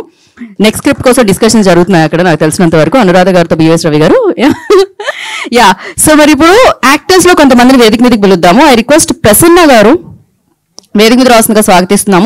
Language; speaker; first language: Telugu; native; Telugu